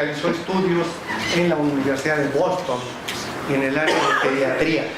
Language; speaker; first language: Spanish; native; Spanish